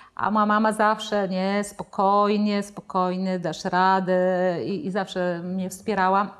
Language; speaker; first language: Polish; non-native, fluent; Italian